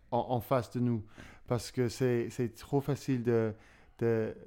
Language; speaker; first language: French; non-native, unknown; English